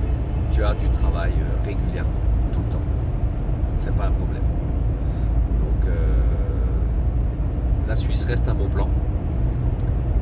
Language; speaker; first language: French; native; French